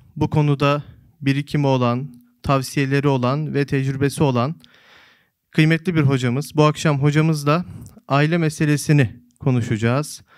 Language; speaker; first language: Turkish; native; Turkish